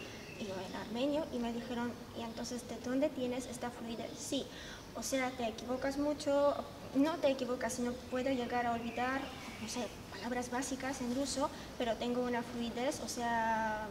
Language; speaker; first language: Spanish; non-native, fluent; Armenian